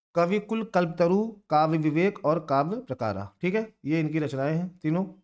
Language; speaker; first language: Hindi; native; Hindi